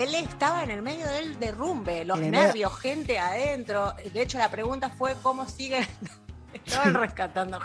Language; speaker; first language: Spanish; native; Spanish